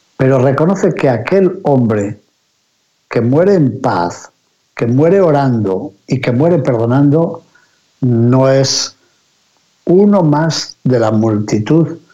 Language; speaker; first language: Spanish; native; Spanish